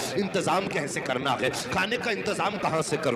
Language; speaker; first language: Urdu; native; Urdu